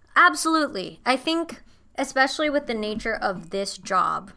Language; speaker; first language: English; non-native, fluent; Indonesian